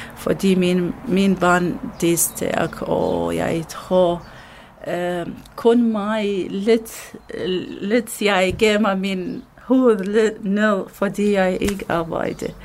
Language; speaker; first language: Danish; non-native, learner; Arabic